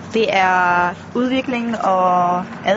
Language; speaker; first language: Danish; early bilingual, other home language; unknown